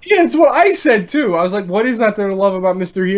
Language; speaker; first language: English; native; English